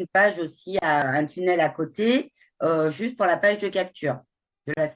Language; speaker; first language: French; native; French